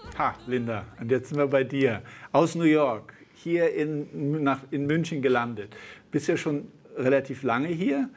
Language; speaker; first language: German; native; German